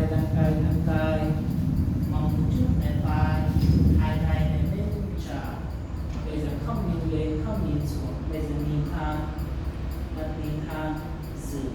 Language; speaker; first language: Vietnamese; non-native, learner; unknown